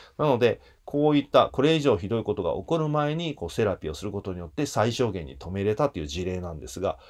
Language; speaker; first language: Japanese; native; Japanese